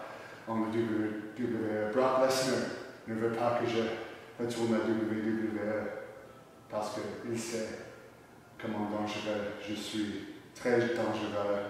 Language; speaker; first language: French; non-native, learner; English